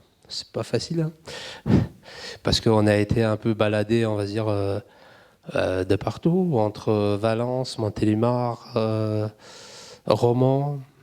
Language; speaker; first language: French; non-native, fluent; Albanian